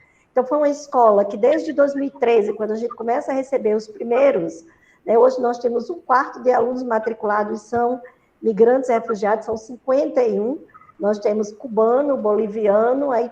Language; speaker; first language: Portuguese; native; Portuguese